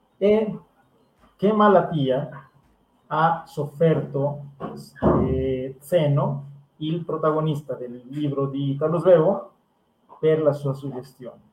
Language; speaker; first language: Italian; non-native, fluent; Spanish